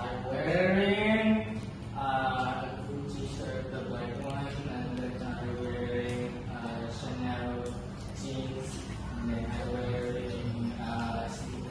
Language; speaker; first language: English; non-native, learner; Indonesian